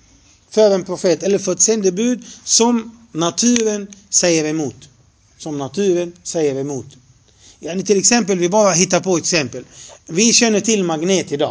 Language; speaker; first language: Swedish; non-native, fluent; Arabic